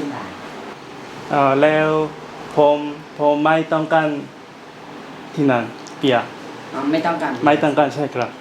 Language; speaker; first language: Thai; non-native, learner; Korean